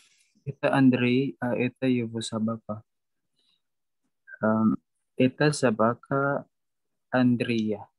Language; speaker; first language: Russian; non-native, learner; Indonesian